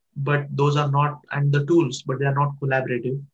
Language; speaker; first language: English; non-native, local second language; Marathi